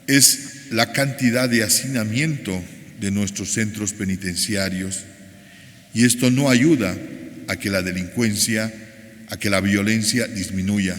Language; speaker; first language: Spanish; native; Spanish